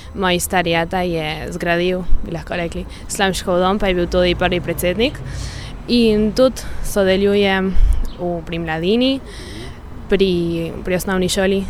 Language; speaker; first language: Slovenian; early bilingual, heritage; Slovenian